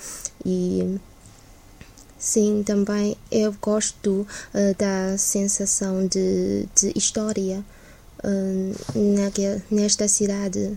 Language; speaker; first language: Portuguese; non-native, learner; Chinese